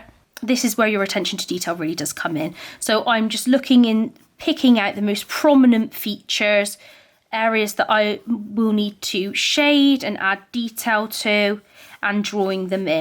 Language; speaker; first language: English; native; English